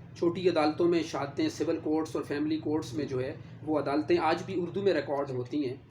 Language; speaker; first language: Urdu; non-native, local second language; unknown